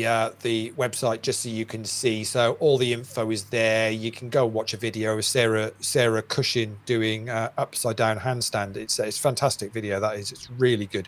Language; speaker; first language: English; native; English